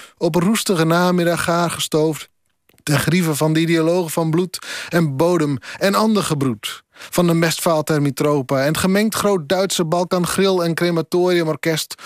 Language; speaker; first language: Dutch; non-native, local second language; Western Frisian